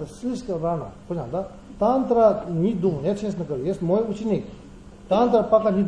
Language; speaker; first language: Russian; non-native, learner; Tibetan